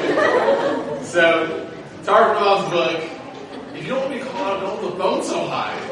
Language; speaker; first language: English; native; English